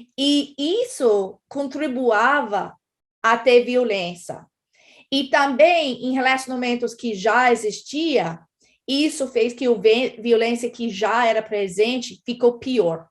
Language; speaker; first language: Portuguese; non-native, fluent; English